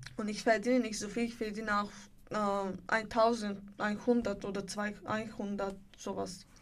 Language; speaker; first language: German; non-native, learner; Bulgarian